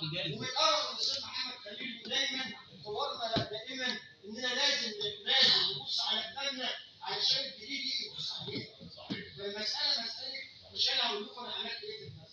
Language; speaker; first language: Arabic; native; Arabic